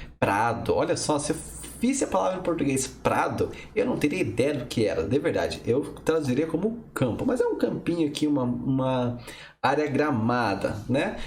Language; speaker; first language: Portuguese; native; Portuguese